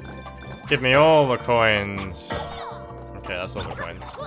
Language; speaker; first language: English; native; English